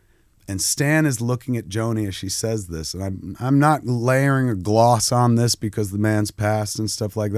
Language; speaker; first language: English; native; English